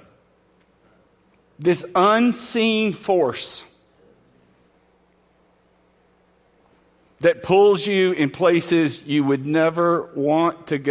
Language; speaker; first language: English; native; English